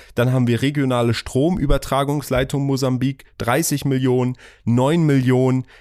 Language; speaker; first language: German; early bilingual, other home language; Persian